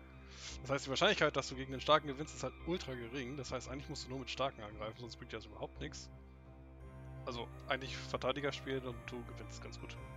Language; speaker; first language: German; native; German